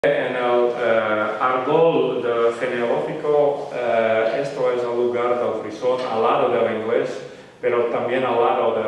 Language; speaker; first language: Spanish; non-native, fluent; Western Frisian